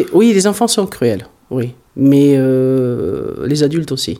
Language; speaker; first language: French; early bilingual, other home language; Hungarian